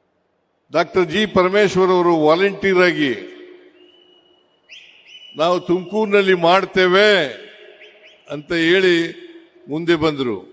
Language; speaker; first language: Kannada; native; Kannada